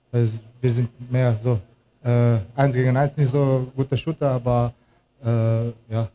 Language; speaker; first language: German; non-native, learner; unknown